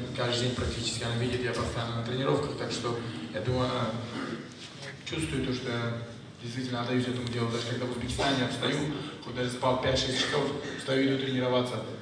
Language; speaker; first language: Russian; non-native, local second language; Uzbek